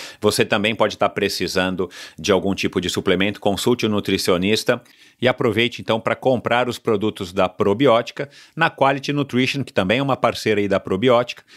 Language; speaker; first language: Portuguese; native; Portuguese